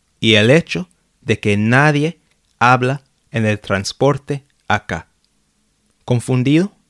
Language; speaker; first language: Spanish; non-native, fluent; English